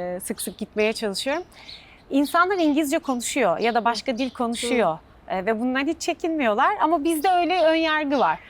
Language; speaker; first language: Turkish; native; Turkish